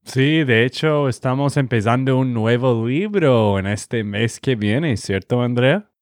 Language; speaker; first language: Spanish; non-native, learner; English